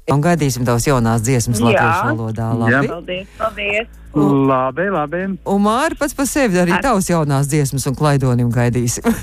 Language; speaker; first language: Latvian; native; Latvian